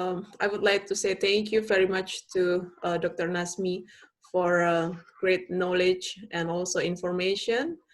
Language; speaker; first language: English; non-native, fluent; Indonesian